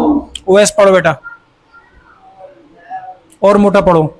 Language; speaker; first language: Hindi; native; Hindi